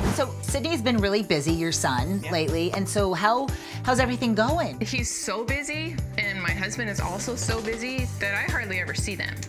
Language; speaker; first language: English; native; English